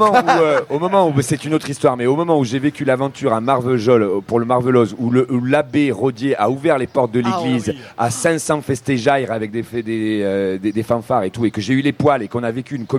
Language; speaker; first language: French; native; French